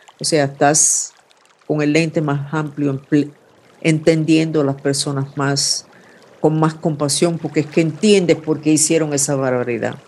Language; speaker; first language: Spanish; non-native, fluent; English